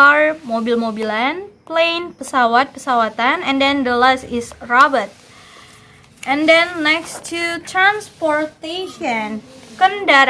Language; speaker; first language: English; non-native, fluent; Indonesian